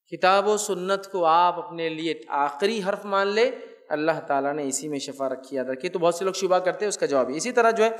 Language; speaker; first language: Urdu; native; Urdu